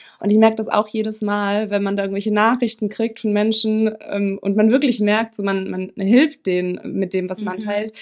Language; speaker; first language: German; native; German